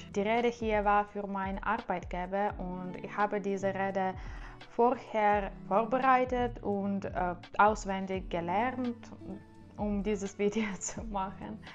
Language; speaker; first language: German; non-native, learner; Ukrainian